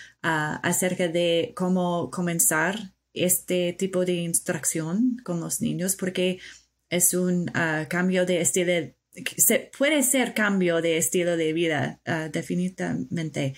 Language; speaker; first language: Spanish; non-native, fluent; English